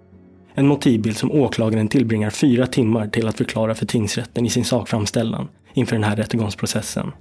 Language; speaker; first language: Swedish; native; Swedish